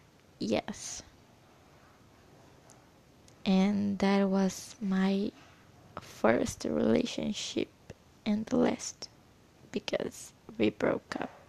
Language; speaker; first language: English; non-native, learner; Portuguese